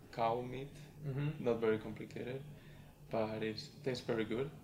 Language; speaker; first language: English; non-native, fluent; Spanish